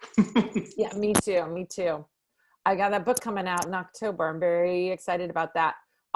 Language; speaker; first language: English; native; English